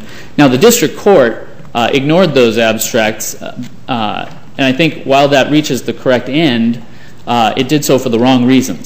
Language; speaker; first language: English; native; English